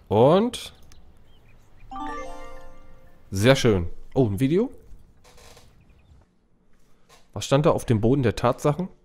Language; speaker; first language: German; native; German